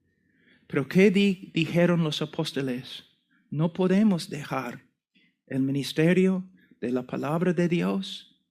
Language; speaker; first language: Spanish; non-native, fluent; English